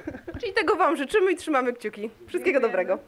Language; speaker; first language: Polish; native; Polish